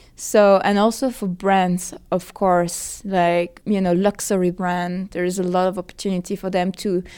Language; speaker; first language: English; non-native, fluent; French